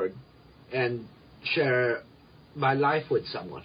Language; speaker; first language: English; early bilingual, other home language; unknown